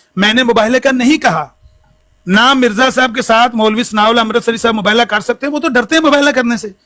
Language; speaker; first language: Urdu; non-native, local second language; Punjabi